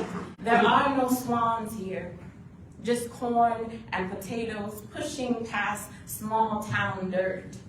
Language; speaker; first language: English; native; English